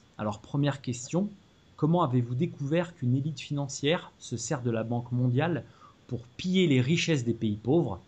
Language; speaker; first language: French; native; French